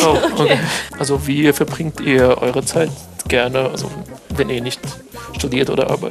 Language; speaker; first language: German; non-native, fluent; Arabic